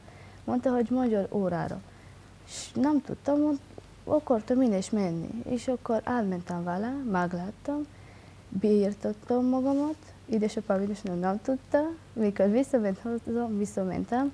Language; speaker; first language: Hungarian; non-native, local second language; Romanian